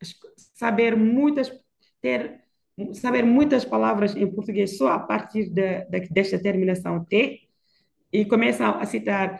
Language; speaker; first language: Portuguese; non-native, fluent; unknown